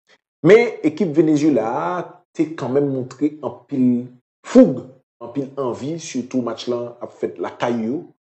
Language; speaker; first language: French; non-native, local second language; Haitian Creole